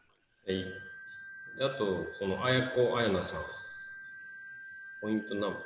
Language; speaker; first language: Japanese; native; Japanese